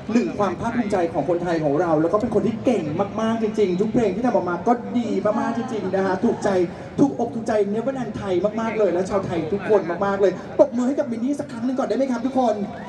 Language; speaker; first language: Thai; native; Thai